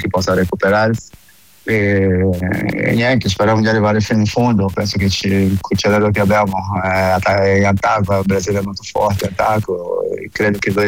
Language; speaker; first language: Italian; non-native, fluent; Portuguese